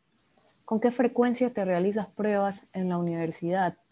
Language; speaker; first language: Spanish; native; Spanish